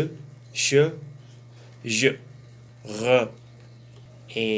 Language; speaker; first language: French; non-native, learner; Spanish